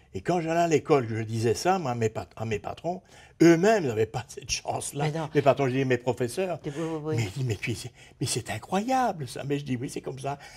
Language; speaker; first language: French; native; French